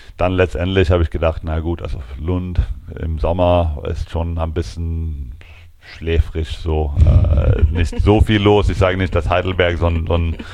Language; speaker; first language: German; non-native, fluent; Swedish